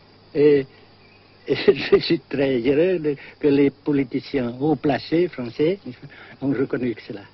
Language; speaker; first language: French; non-native, fluent; Vietnamese